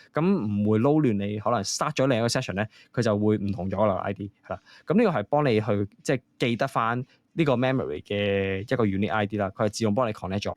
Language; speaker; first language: Cantonese; native; Cantonese